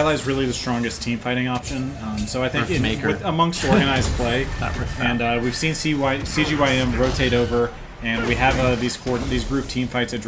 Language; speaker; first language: English; native; English